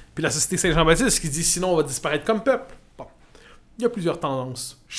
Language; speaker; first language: French; native; French